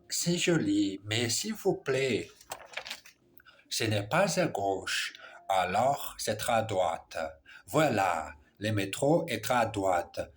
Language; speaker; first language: French; non-native, learner; English